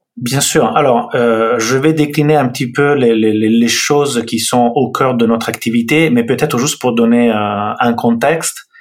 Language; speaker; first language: French; non-native, fluent; Italian